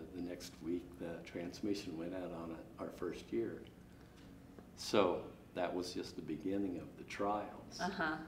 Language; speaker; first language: English; native; English